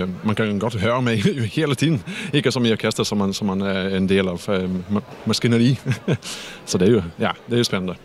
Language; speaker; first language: Danish; non-native, fluent; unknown